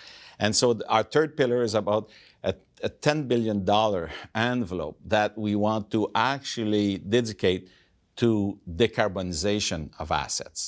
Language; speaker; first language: English; non-native, fluent; French